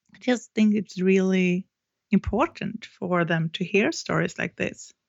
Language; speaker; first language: English; non-native, fluent; Swedish